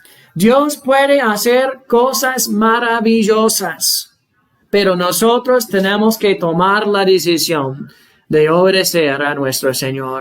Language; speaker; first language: Spanish; non-native, fluent; English